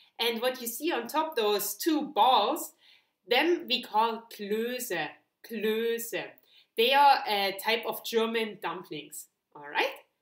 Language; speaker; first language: English; non-native, fluent; German